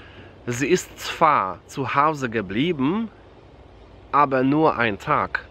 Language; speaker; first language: German; non-native, fluent; Polish